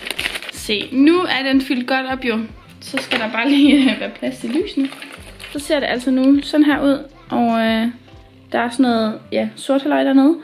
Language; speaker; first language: Danish; native; Danish